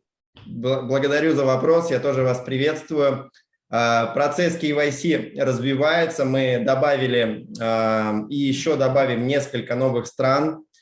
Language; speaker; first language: Russian; native; Russian